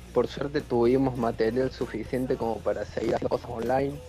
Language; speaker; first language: Spanish; native; Spanish